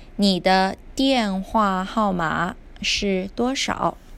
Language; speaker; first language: Chinese; non-native, learner; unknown